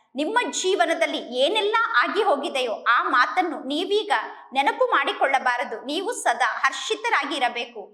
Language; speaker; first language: Kannada; native; Kannada